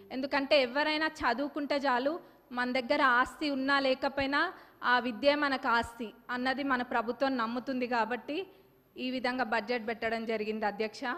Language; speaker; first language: Telugu; native; Telugu